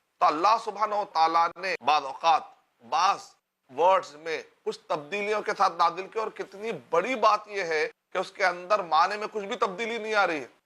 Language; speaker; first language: Urdu; native; Urdu